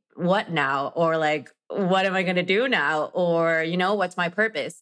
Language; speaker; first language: English; non-native, fluent; Spanish